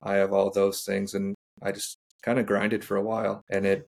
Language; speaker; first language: English; native; English